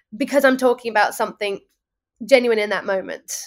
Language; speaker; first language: English; native; English